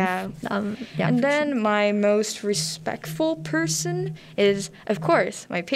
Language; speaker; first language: English; non-native, learner; Korean